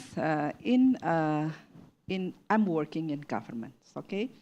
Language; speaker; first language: English; non-native, learner; Indonesian